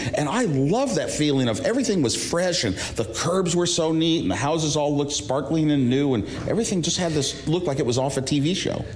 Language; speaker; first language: English; native; English